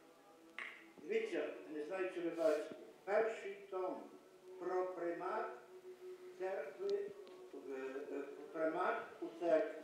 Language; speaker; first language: Ukrainian; early bilingual, heritage; Ukrainian